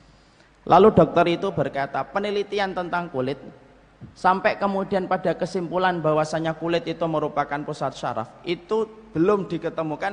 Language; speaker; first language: Indonesian; native; Indonesian